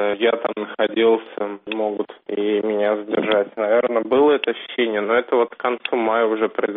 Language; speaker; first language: Russian; native; Russian